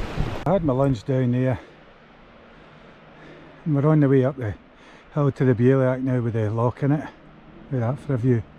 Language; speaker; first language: English; native; English